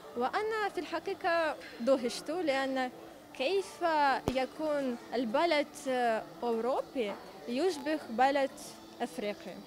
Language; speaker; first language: Arabic; non-native, fluent; Ukrainian